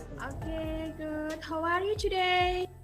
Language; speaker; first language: English; non-native, learner; Indonesian